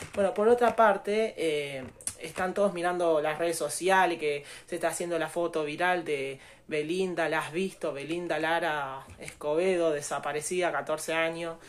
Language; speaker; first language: Spanish; native; Spanish